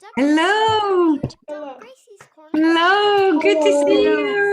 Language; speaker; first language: English; native; English